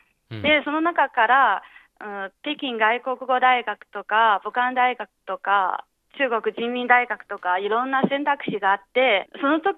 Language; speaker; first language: Japanese; non-native, fluent; Chinese